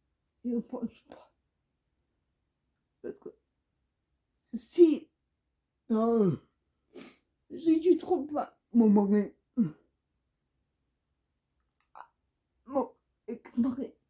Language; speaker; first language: French; non-native, learner; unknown